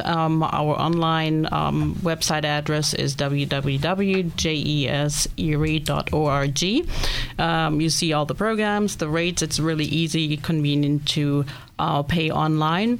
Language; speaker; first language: English; non-native, fluent; German